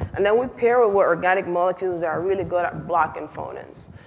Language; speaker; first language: English; non-native, fluent; Spanish